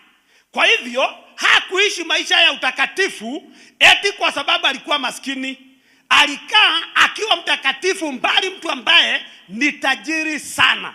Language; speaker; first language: Swahili; non-native, local second language; Kikuyu